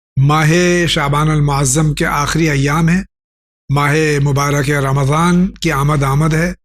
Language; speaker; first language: Urdu; native; Urdu